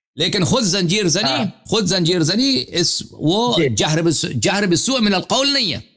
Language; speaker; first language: Urdu; non-native, fluent; Persian